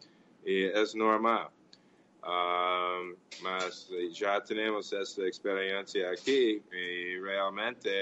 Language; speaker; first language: Portuguese; non-native, fluent; English